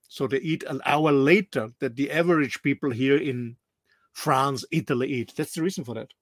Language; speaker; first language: English; non-native, fluent; German